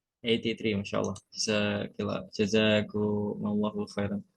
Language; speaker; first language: Indonesian; native; Indonesian